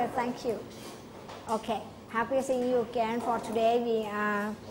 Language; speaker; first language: English; non-native, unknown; Thai